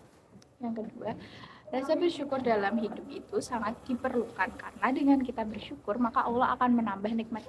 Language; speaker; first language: Indonesian; native; Indonesian